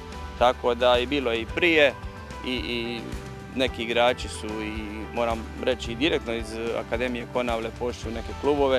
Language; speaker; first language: Croatian; native; Croatian